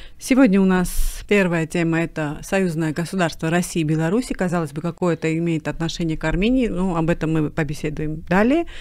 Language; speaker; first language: Russian; non-native, local second language; Armenian